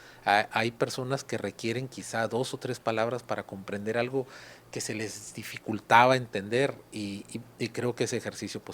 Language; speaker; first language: Spanish; native; Spanish